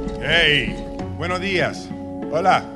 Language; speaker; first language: Spanish; non-native, learner; English